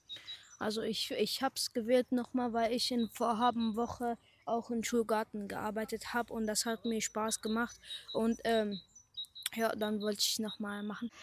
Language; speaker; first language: German; native; German